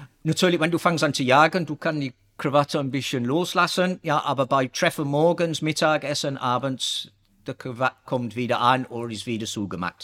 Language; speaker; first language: German; non-native, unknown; English